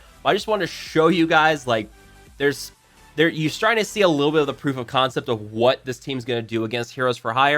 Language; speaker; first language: English; native; English